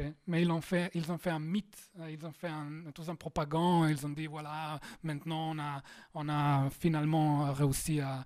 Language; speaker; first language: French; non-native, fluent; Slovenian